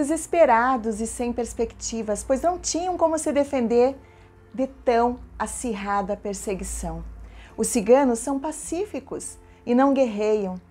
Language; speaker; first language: Portuguese; native; Portuguese